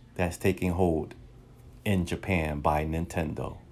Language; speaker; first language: English; native; English